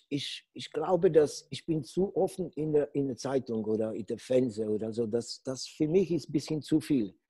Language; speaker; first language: German; non-native, learner; Polish